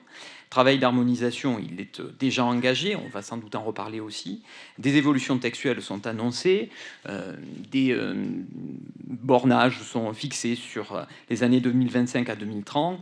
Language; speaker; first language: French; native; French